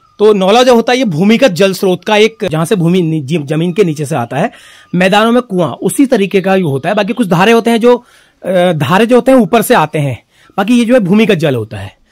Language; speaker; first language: Hindi; native; Hindi